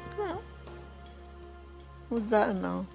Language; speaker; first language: Portuguese; non-native, fluent; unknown